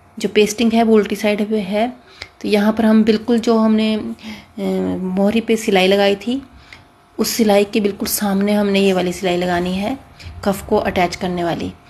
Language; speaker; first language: Hindi; native; Hindi